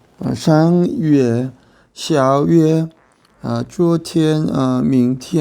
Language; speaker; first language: Chinese; non-native, learner; Korean